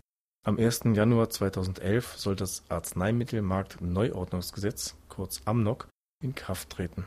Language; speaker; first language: German; native; German